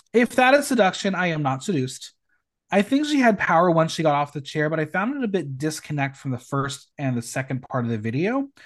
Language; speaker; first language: English; native; English